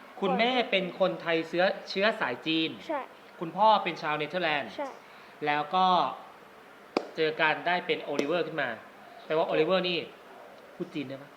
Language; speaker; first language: Thai; native; Thai